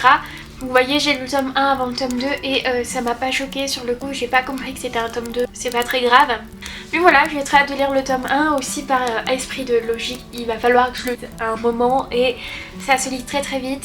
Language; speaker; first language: French; native; French